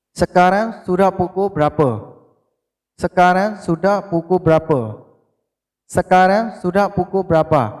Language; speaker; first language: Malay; non-native, fluent; Burmese